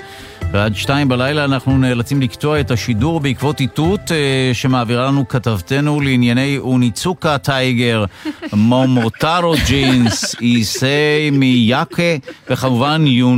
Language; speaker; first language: Hebrew; native; Hebrew